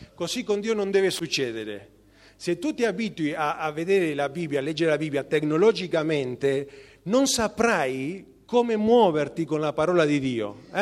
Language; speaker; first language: Italian; non-native, fluent; Spanish